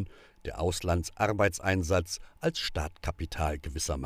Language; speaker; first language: German; native; German